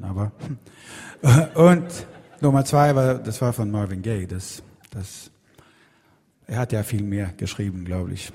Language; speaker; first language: German; non-native, fluent; Swedish